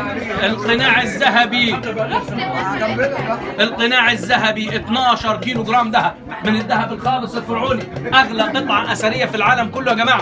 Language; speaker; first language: Arabic; native; Arabic